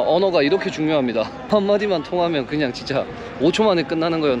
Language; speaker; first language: Korean; native; Korean